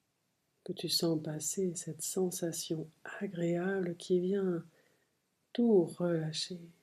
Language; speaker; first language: French; native; French